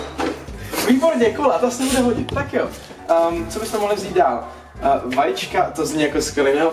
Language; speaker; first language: Czech; native; Czech